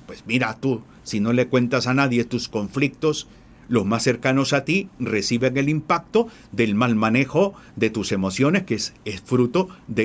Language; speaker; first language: Spanish; native; Spanish